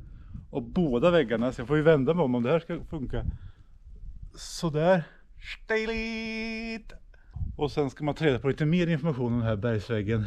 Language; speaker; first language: Swedish; native; Swedish